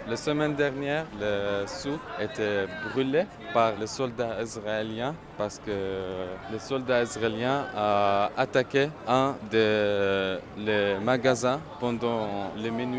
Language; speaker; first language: French; non-native, fluent; Arabic